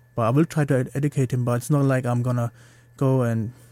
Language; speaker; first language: English; non-native, fluent; German